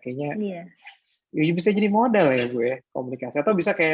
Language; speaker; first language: Indonesian; native; Indonesian